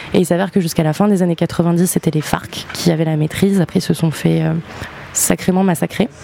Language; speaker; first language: French; native; French